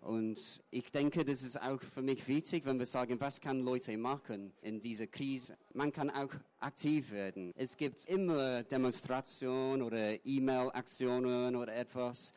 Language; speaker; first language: German; non-native, fluent; English